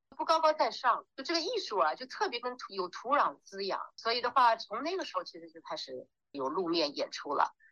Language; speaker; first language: Chinese; native; Chinese